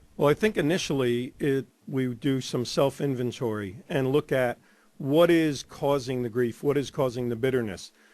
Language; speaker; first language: English; native; English